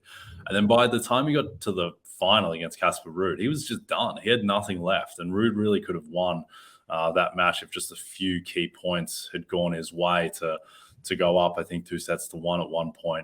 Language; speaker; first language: English; native; English